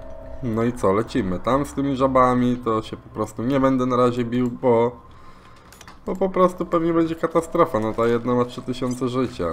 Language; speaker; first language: Polish; native; Polish